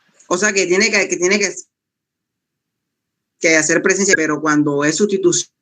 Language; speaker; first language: Spanish; native; Spanish